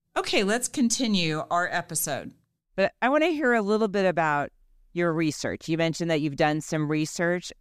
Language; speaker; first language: English; early bilingual, other home language; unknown